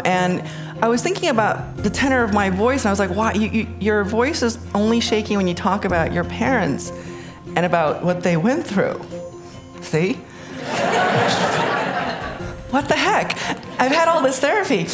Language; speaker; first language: English; early bilingual, other home language; Korean